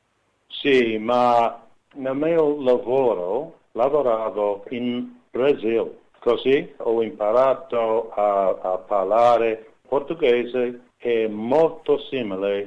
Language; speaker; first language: Italian; non-native, learner; English